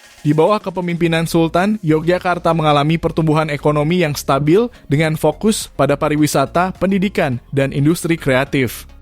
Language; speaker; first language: Indonesian; native; Indonesian